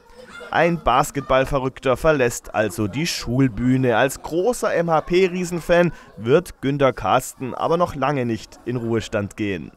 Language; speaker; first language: German; native; German